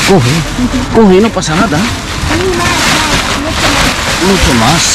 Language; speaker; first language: Spanish; non-native, learner; Filipino